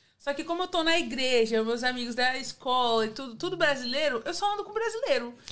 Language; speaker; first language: Portuguese; native; Portuguese